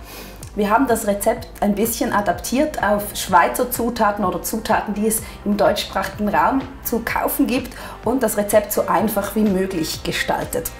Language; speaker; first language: German; native; German